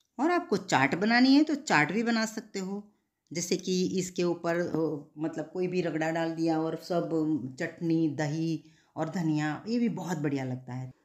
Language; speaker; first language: Hindi; non-native, local second language; Gujarati